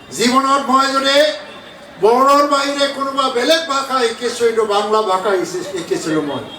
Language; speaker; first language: Assamese; non-native, local second language; Bodo